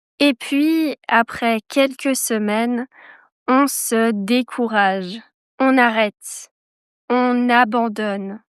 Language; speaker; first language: French; native; French